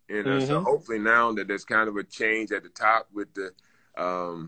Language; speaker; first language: English; native; English